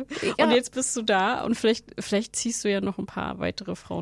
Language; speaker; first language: German; native; German